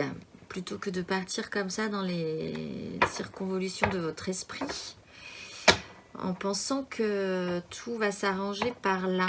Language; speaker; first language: French; native; French